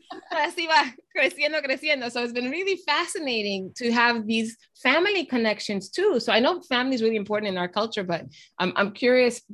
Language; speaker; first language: English; early bilingual, other home language; Spanish